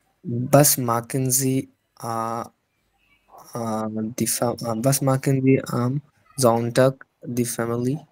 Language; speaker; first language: German; non-native, learner; Bangla